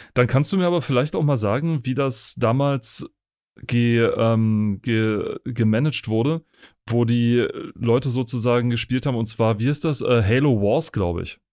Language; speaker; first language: German; native; German